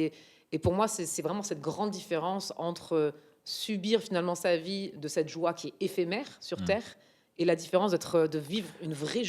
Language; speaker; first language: French; native; French